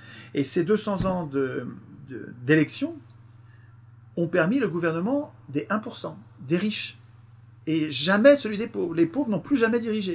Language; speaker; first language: French; native; French